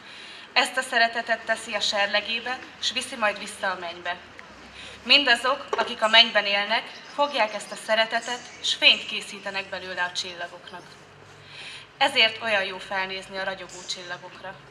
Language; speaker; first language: Hungarian; native; Hungarian